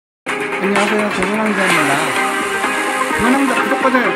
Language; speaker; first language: Korean; native; Korean